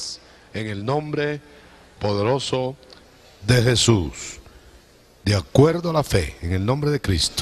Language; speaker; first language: Spanish; native; Spanish